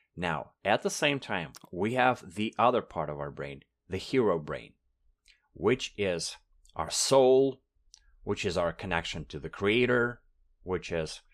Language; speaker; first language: English; non-native, fluent; Russian